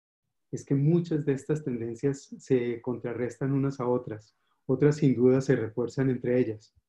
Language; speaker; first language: Spanish; native; Spanish